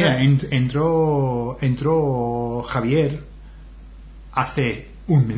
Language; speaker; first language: Spanish; non-native, fluent; English